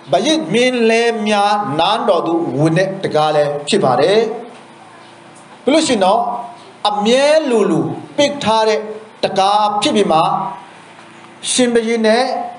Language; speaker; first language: Burmese; non-native, local second language; Hakha Chin